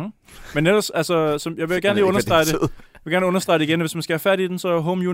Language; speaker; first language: Danish; native; Danish